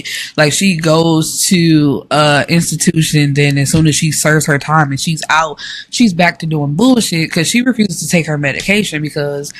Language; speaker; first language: English; native; English